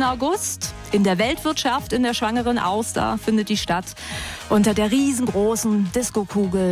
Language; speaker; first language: German; native; German